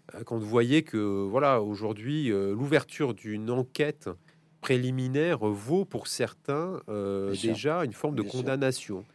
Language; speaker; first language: French; native; French